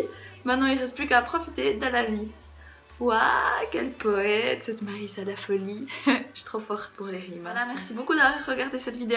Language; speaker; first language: French; native; French